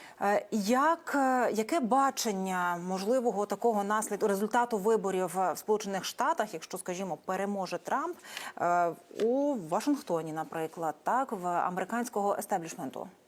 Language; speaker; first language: Ukrainian; native; Ukrainian